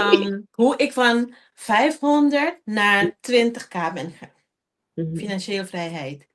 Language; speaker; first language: Dutch; non-native, local second language; Papiamento